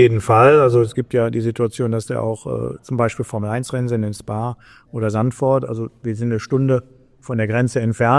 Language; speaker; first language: German; native; German